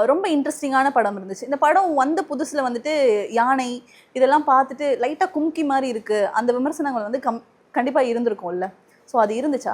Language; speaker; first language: Tamil; native; Tamil